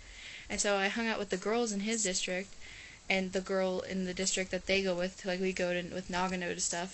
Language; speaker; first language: English; native; English